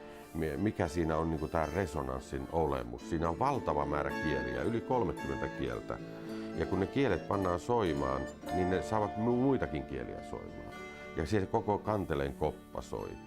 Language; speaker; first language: Finnish; native; Finnish